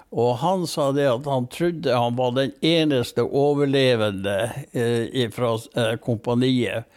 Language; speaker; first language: Norwegian; native; Norwegian